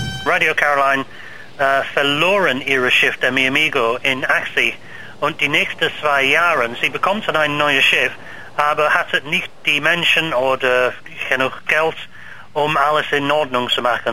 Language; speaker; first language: German; non-native, learner; English